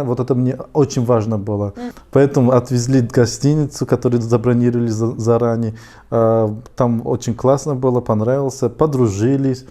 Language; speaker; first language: Russian; non-native, fluent; Tajik